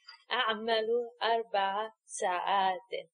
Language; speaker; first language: Arabic; non-native, learner; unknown